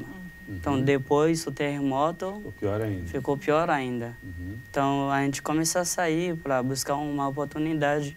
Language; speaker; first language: Portuguese; non-native, fluent; Haitian Creole